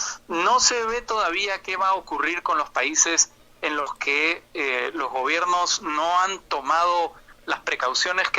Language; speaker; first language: Spanish; native; Spanish